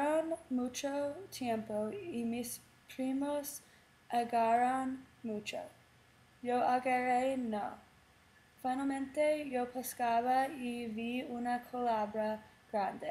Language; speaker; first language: Spanish; non-native, learner; English